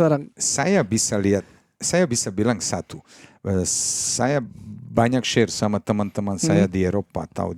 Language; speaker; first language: Indonesian; non-native, fluent; Serbian